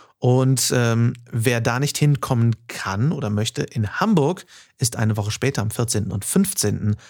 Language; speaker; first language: German; native; German